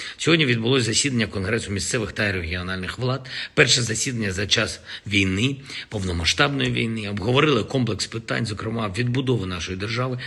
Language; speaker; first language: Ukrainian; non-native, local second language; Russian